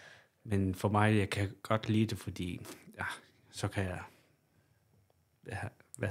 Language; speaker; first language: Danish; non-native, local second language; Kalaallisut